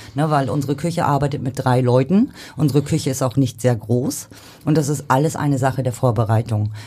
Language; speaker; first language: German; native; German